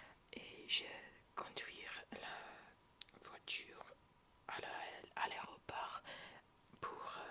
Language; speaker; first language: French; non-native, learner; English